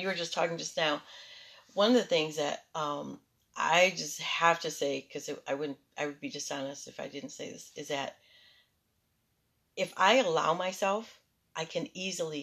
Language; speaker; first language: English; early bilingual, other home language; Spanish